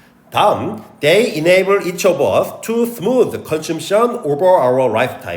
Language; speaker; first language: English; non-native, fluent; Korean